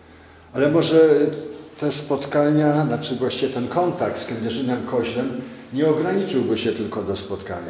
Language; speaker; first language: Polish; native; Polish